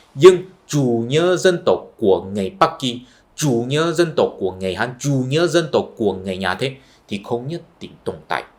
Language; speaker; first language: Vietnamese; non-native, fluent; Chinese